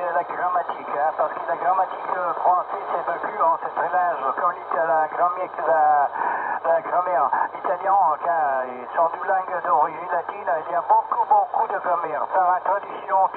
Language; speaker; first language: French; non-native, learner; Italian